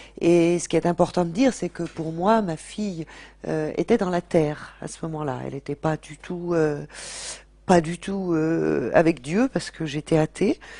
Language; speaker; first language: French; native; French